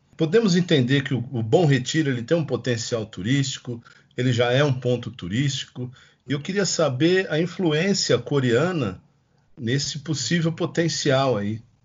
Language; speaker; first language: Portuguese; native; Portuguese